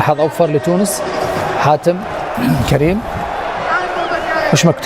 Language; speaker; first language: Arabic; native; Arabic